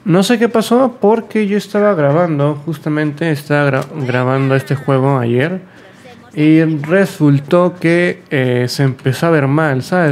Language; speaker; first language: Spanish; native; Spanish